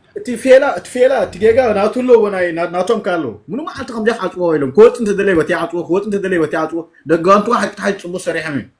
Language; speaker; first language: Tigrinya; native; Tigrinya